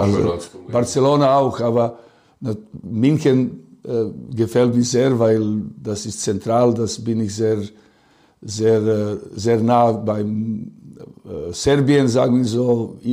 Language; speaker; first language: German; non-native, learner; Serbian